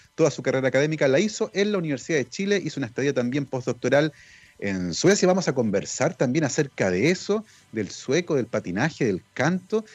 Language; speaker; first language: Spanish; native; Spanish